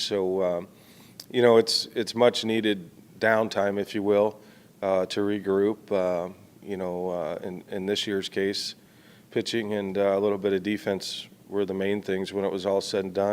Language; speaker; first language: English; native; English